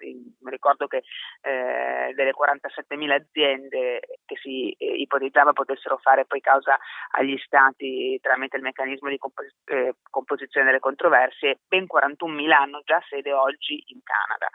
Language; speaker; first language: Italian; native; Italian